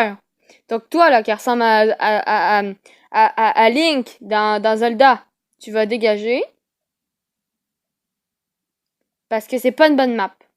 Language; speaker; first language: French; native; French